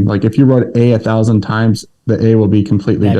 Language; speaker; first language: English; native; English